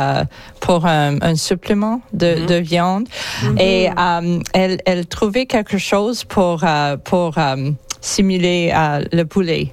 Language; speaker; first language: French; non-native, local second language; English